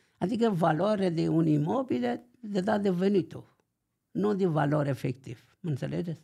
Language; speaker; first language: Romanian; non-native, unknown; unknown